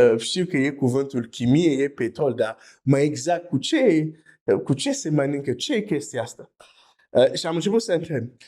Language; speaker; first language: Romanian; non-native, fluent; French